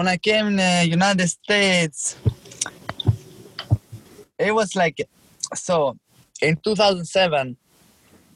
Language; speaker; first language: English; non-native, fluent; Albanian